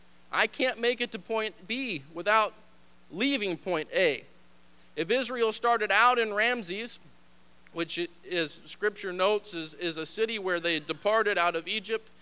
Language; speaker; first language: English; native; English